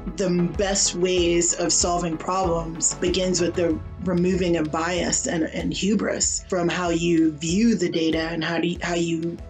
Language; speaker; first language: English; native; English